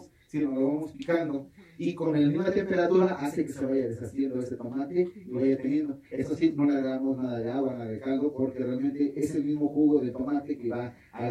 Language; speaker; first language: Spanish; native; Spanish